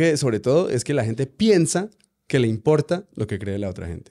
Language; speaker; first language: Spanish; early bilingual, other home language; English